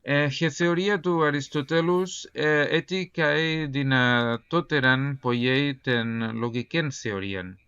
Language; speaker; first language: Greek; non-native, fluent; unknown